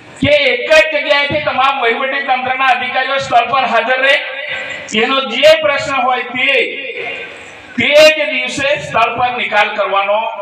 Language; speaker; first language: Gujarati; non-native, local second language; Bhili